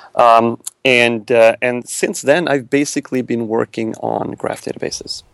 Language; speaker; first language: English; non-native, fluent; Swedish